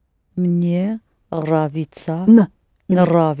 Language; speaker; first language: Russian; non-native, learner; English